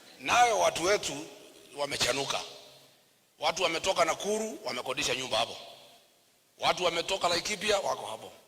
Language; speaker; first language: Swahili; non-native, local second language; Kikuyu